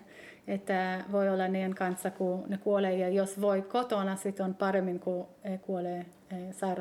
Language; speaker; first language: Finnish; early bilingual, heritage; Hebrew